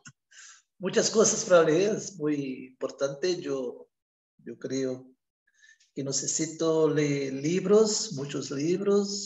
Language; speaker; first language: Spanish; non-native, learner; Portuguese